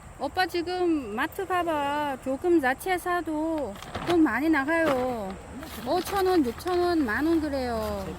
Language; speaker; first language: Korean; non-native, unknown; Vietnamese